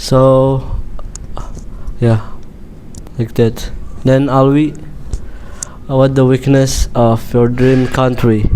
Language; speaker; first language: English; non-native, learner; Indonesian